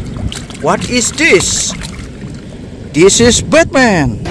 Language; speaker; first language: English; non-native, learner; Indonesian